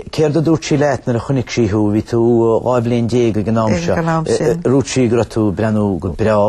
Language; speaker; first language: Irish; native; Irish